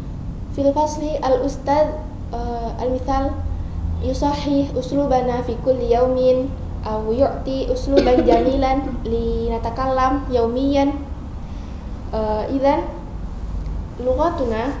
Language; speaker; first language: Arabic; non-native, learner; Indonesian